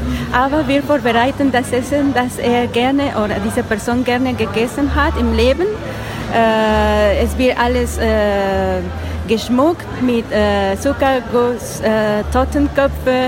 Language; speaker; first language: German; non-native, learner; Spanish